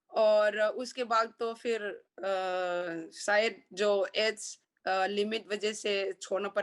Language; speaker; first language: Hindi; non-native, local second language; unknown